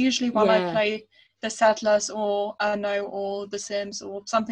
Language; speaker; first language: English; non-native, fluent; German